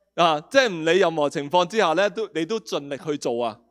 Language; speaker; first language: Cantonese; non-native, local second language; Spanish